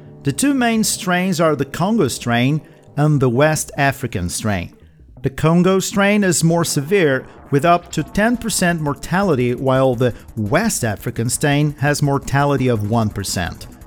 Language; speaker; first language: English; non-native, fluent; Portuguese